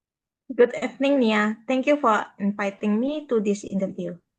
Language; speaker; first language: English; non-native, learner; Indonesian